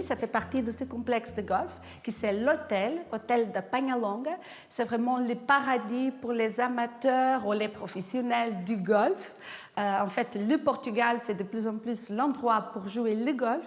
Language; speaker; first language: French; non-native, fluent; Portuguese